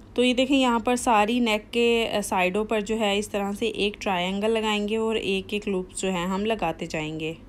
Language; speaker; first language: Urdu; native; Urdu